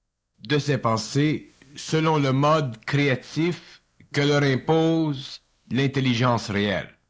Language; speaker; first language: French; native; French